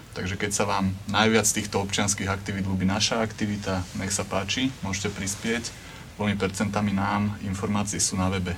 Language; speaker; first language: Slovak; native; Slovak